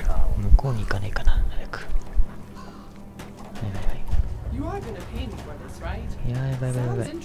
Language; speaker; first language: Japanese; native; Japanese